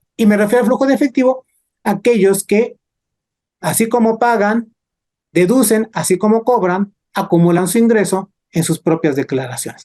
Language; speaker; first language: Spanish; native; Spanish